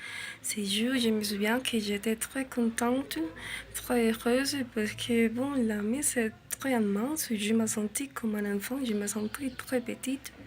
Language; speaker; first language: French; non-native, learner; Spanish